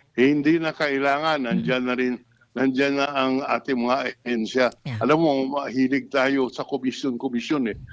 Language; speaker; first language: Filipino; non-native, local second language; Hiligaynon